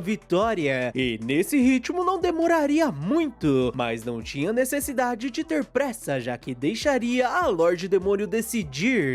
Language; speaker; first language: Portuguese; native; Portuguese